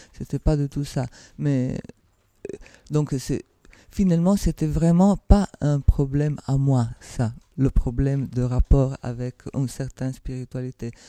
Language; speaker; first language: French; non-native, fluent; Italian